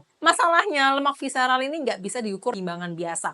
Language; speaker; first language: Indonesian; native; Indonesian